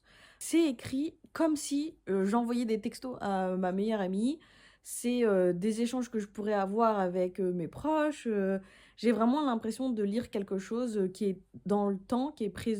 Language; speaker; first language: French; native; French